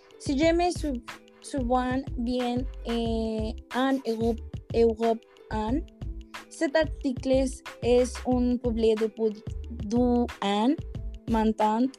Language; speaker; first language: French; non-native, learner; Spanish